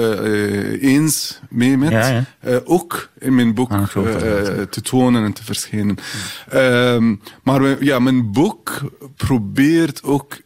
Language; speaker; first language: Dutch; non-native, fluent; Arabic